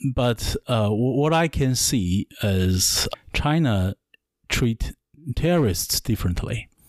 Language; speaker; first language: English; non-native, learner; Chinese